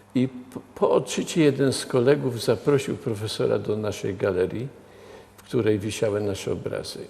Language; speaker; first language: Polish; native; Polish